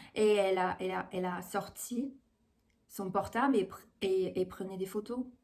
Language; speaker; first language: French; non-native, fluent; Chinese